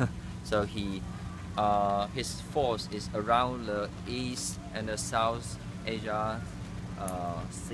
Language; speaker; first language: English; non-native, fluent; Chinese